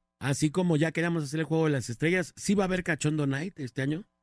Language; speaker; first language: Spanish; native; Spanish